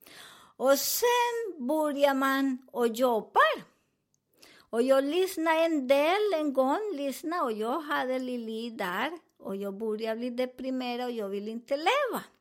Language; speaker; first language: Swedish; non-native, learner; Spanish